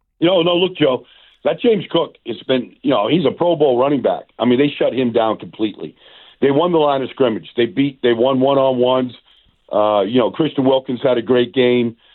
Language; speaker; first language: English; native; English